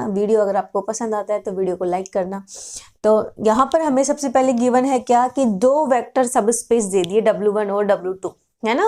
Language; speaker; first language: Hindi; native; Hindi